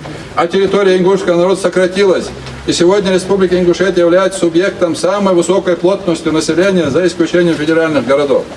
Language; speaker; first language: Russian; non-native, local second language; Ingush